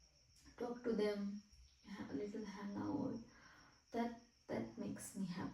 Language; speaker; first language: English; non-native, fluent; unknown